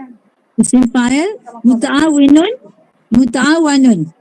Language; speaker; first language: Arabic; non-native, learner; Malay